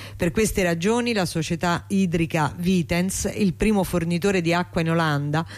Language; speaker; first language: Italian; native; Italian